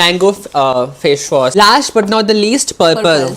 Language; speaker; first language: English; non-native, local second language; Hindi